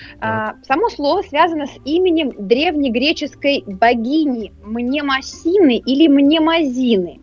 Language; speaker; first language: Russian; native; Russian